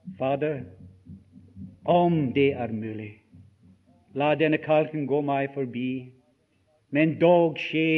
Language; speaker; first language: Norwegian; non-native, fluent; English